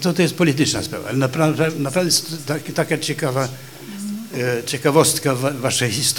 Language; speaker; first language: Polish; non-native, fluent; Swedish